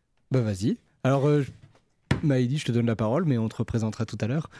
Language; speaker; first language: French; native; French